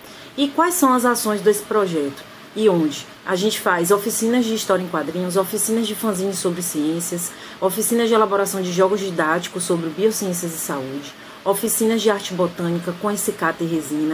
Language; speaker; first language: Portuguese; native; Portuguese